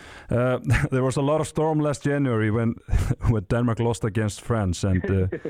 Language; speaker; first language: English; non-native, fluent; Icelandic